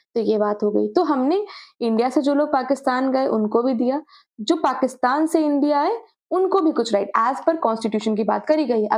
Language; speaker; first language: Hindi; native; Hindi